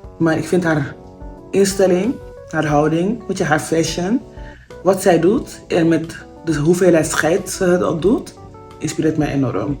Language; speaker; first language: Dutch; native; Dutch